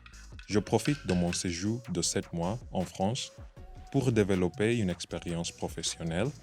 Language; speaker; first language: French; non-native, fluent; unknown